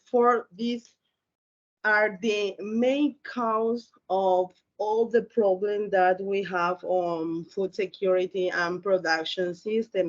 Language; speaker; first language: English; non-native, learner; Spanish